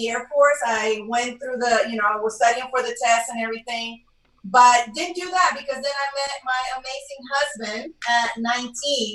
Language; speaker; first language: English; non-native, fluent; Spanish